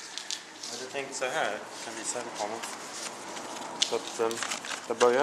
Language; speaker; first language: Swedish; native; Swedish